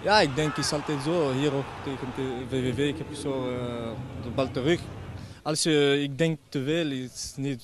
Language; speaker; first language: Dutch; non-native, learner; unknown